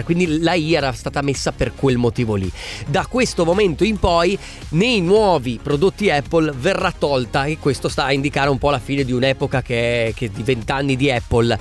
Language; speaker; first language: Italian; native; Italian